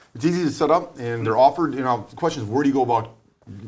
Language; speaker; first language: English; native; English